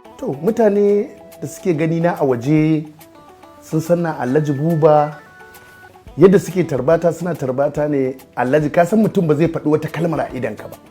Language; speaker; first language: Hausa; native; Hausa